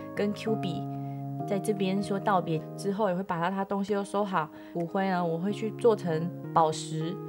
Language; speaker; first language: Chinese; native; Chinese